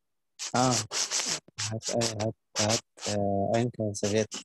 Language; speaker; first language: German; non-native, learner; Arabic